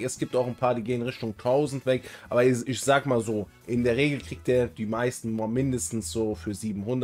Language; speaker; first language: German; native; German